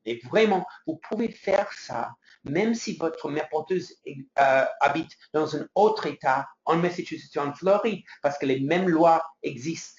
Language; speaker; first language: French; non-native, fluent; English